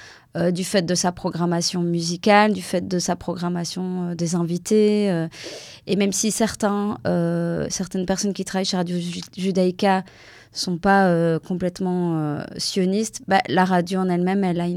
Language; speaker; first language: French; native; French